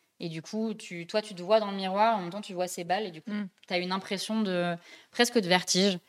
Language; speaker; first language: French; native; French